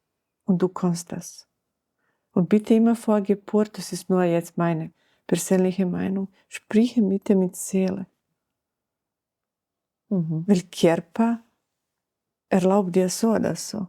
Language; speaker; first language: German; non-native, learner; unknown